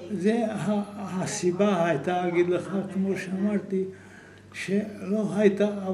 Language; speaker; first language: Hebrew; non-native, fluent; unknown